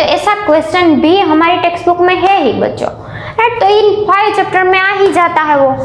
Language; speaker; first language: Hindi; non-native, local second language; Gujarati